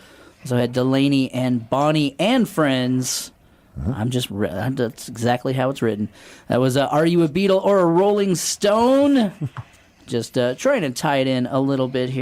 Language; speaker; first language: English; native; English